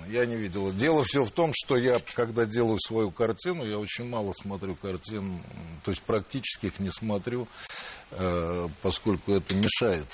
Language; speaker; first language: Russian; native; Russian